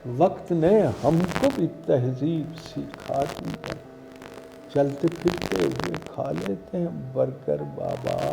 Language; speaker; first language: Urdu; non-native, local second language; Punjabi